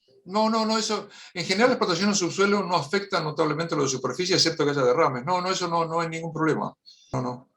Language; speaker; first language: Spanish; native; Spanish